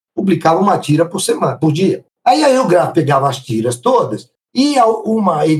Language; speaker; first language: Portuguese; non-native, fluent; Italian